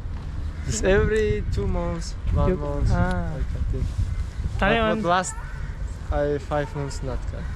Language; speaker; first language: English; non-native, learner; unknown